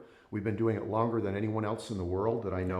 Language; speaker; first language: English; native; English